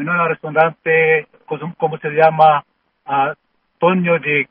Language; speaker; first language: Spanish; non-native, learner; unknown